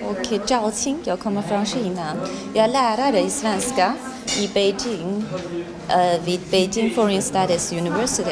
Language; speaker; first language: Swedish; non-native, fluent; Chinese